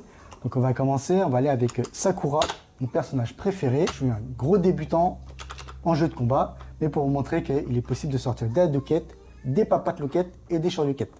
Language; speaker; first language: French; native; French